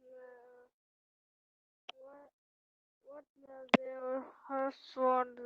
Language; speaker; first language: English; non-native, learner; Vietnamese